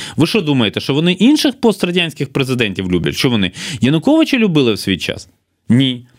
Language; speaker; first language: Ukrainian; native; Ukrainian